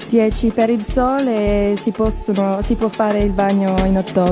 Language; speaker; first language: Italian; non-native, fluent; French